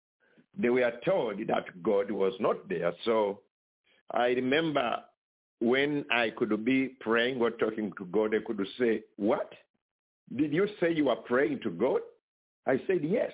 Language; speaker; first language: English; non-native, local second language; Ganda